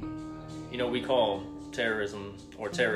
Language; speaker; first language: English; native; English